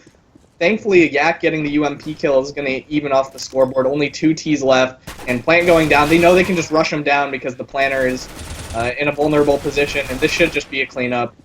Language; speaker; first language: English; native; English